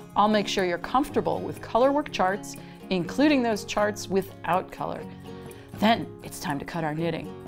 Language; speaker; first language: English; native; English